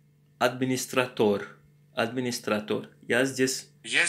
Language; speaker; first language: Russian; non-native, learner; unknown